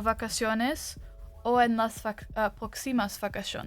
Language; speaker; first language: Spanish; non-native, learner; English